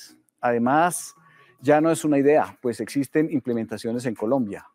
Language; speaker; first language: Spanish; native; Spanish